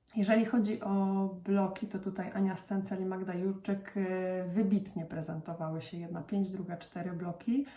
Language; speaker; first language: Polish; native; Polish